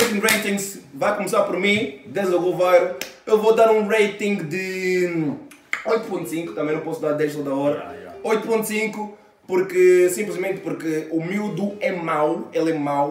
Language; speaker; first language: Portuguese; native; Portuguese